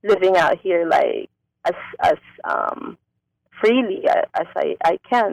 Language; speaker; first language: English; non-native, local second language; Filipino